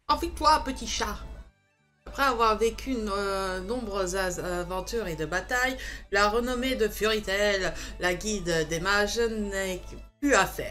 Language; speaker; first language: French; native; French